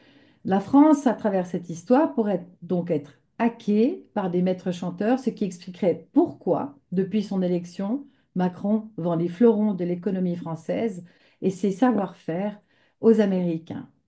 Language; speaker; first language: French; native; French